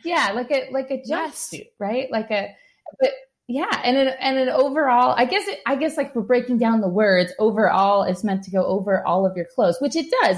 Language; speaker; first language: English; native; English